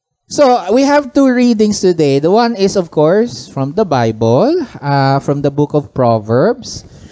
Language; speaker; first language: English; non-native, local second language; Filipino